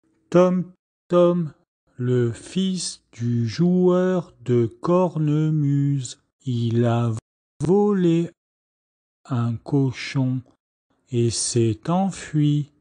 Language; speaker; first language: French; non-native, fluent; Chinese